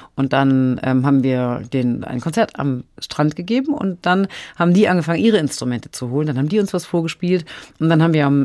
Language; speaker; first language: German; native; German